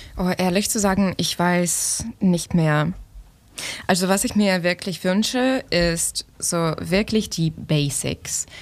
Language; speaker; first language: German; non-native, fluent; Ukrainian